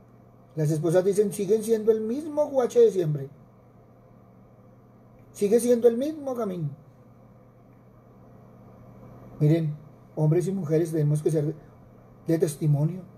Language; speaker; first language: Spanish; native; Spanish